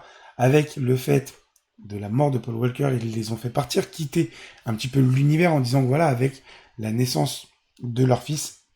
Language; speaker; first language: French; native; French